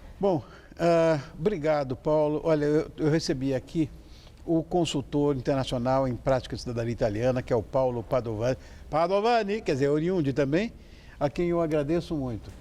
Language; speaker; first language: Portuguese; native; Portuguese